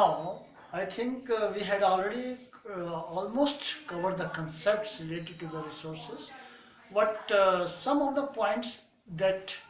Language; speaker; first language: English; non-native, local second language; Hindi